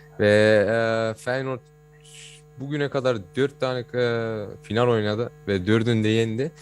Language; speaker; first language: Turkish; early bilingual, heritage; Turkish